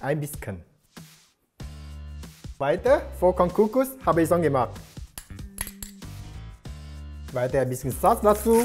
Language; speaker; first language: German; non-native, learner; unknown